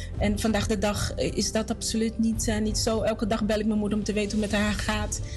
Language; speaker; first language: Dutch; non-native, fluent; Portuguese